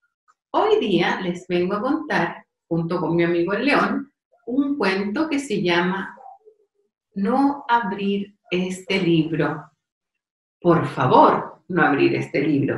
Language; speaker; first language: Spanish; native; Spanish